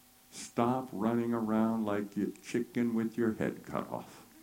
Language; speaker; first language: English; native; English